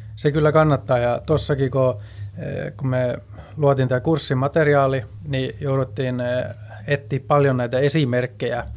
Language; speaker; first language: Finnish; early bilingual, heritage; Finnish